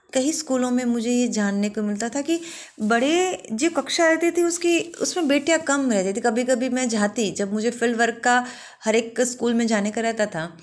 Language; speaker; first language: Hindi; non-native, local second language; Gujarati